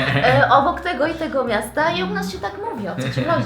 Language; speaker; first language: Polish; native; Polish